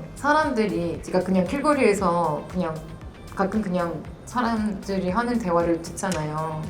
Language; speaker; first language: Korean; non-native, fluent; French